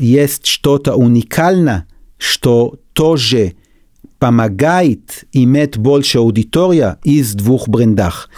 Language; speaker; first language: Russian; non-native, learner; Hebrew